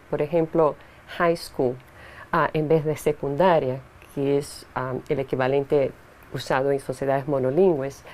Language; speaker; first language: Spanish; non-native, fluent; Portuguese